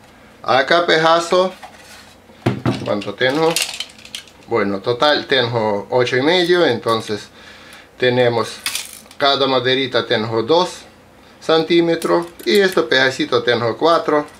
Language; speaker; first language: Spanish; non-native, learner; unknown